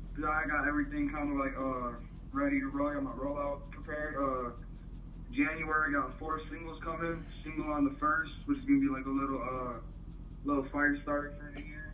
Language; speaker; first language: English; native; English